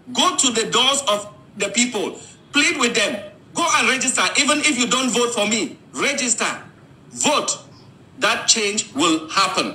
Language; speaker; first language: English; native; English